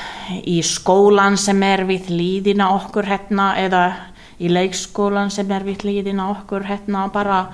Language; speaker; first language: Icelandic; non-native, learner; Finnish